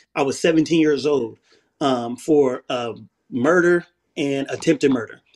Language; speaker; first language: English; native; English